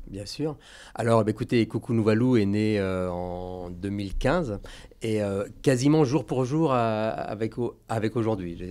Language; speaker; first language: French; native; French